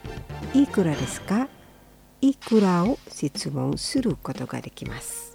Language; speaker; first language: Japanese; non-native, fluent; Indonesian